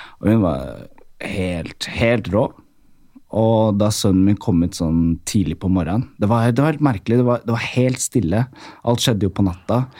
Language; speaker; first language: Norwegian; early bilingual, other home language; Amharic